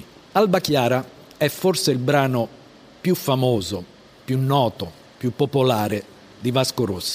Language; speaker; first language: Italian; native; Italian